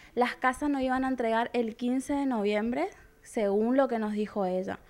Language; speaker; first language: Spanish; native; Spanish